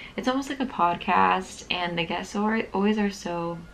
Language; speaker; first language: English; native; English